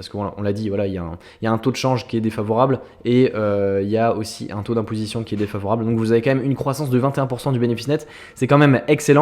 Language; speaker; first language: French; native; French